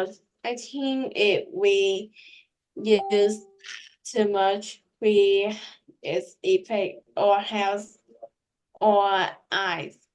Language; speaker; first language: English; non-native, learner; Vietnamese